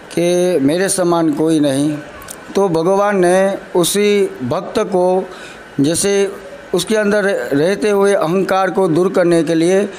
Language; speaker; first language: Hindi; non-native, local second language; Gujarati